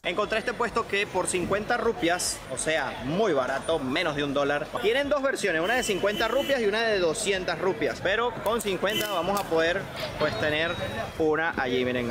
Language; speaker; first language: Spanish; native; Spanish